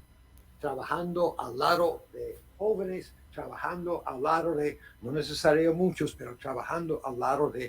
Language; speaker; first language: Spanish; non-native, fluent; English